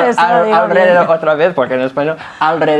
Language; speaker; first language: Spanish; non-native, fluent; English